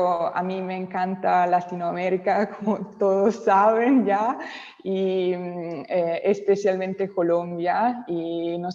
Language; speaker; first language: Spanish; non-native, local second language; Italian